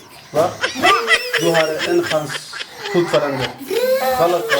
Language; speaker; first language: Swedish; non-native, learner; Somali